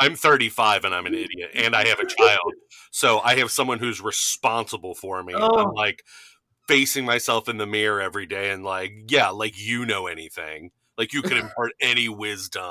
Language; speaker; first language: English; native; English